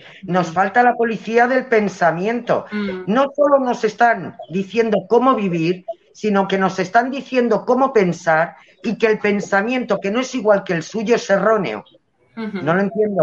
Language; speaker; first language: Spanish; native; Spanish